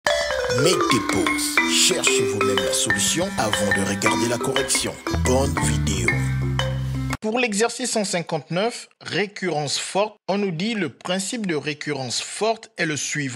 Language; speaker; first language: French; native; French